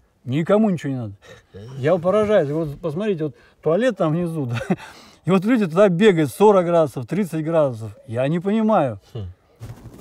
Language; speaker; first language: Russian; native; Russian